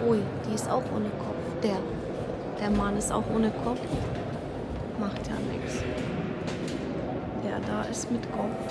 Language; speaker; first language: German; non-native, learner; Ukrainian